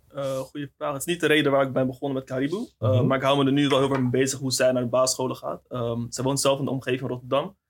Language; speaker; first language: Dutch; native; Dutch